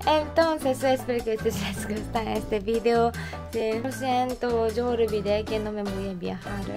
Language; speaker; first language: Spanish; non-native, learner; Japanese